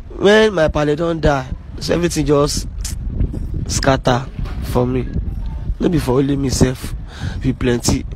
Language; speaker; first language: Nigerian Pidgin; non-native, local second language; Yoruba